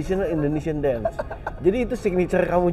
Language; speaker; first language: Indonesian; native; Indonesian